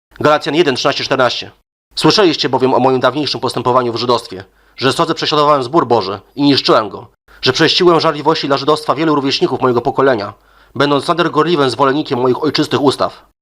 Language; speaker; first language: Polish; native; Polish